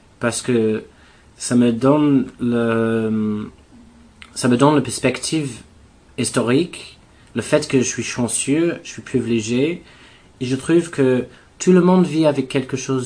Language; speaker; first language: French; non-native, learner; English